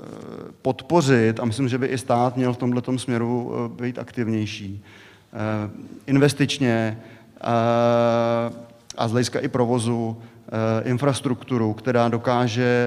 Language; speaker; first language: Czech; native; Czech